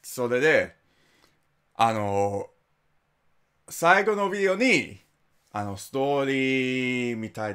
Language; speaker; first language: Japanese; non-native, learner; English